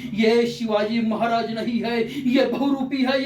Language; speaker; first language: Hindi; non-native, local second language; Marathi